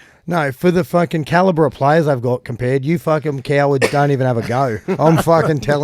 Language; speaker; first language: English; native; English